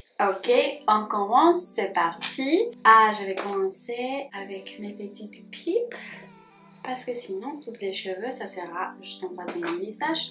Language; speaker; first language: French; non-native, fluent; Spanish